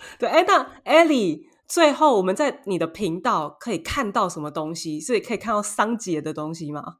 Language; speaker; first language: Chinese; native; Chinese